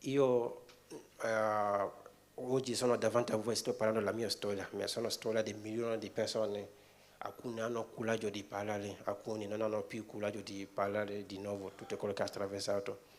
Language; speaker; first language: Italian; non-native, fluent; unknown